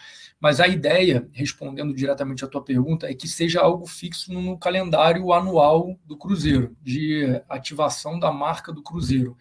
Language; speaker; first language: Portuguese; native; Portuguese